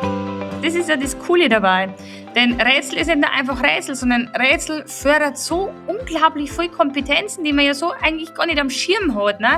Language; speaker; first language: German; native; German